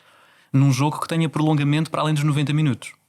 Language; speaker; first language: Portuguese; native; Portuguese